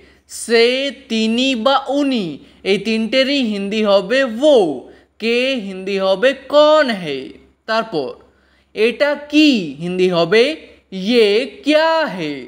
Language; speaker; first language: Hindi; non-native, fluent; Bangla